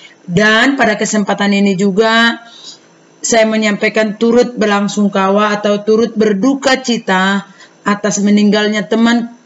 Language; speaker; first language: Indonesian; native; Indonesian